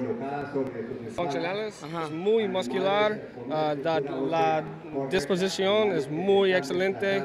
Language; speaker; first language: Spanish; non-native, learner; English